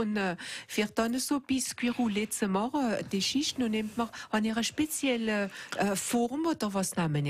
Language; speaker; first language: German; native; German